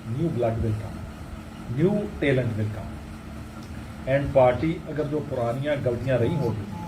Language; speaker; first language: Hindi; non-native, local second language; Punjabi